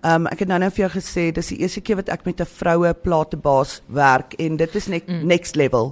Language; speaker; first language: Afrikaans; early bilingual, heritage; Afrikaans